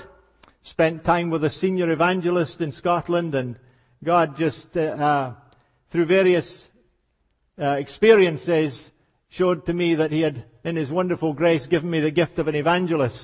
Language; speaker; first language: English; native; English